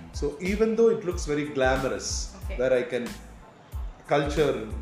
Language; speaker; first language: English; non-native, local second language; Tamil